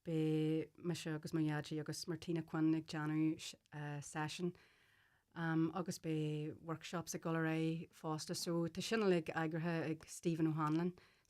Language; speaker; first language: Irish; non-native, local second language; English